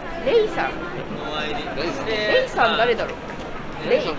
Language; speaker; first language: Japanese; native; Japanese